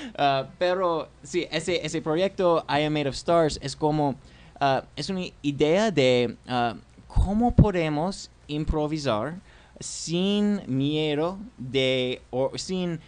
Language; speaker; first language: Spanish; non-native, learner; English